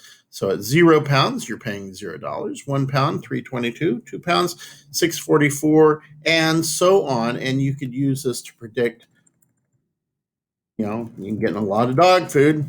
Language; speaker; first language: English; native; English